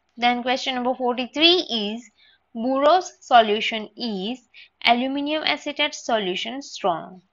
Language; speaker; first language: English; non-native, local second language; Gujarati